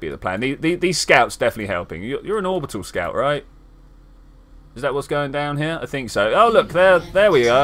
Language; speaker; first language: English; native; English